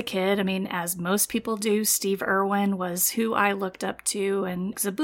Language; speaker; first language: English; native; English